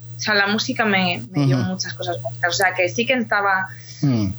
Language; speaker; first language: Spanish; early bilingual, other home language; Ukrainian